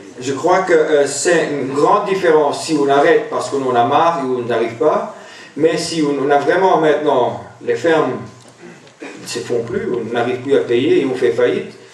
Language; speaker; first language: French; non-native, local second language; German